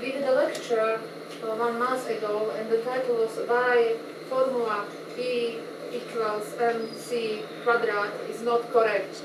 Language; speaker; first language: English; non-native, fluent; Slovak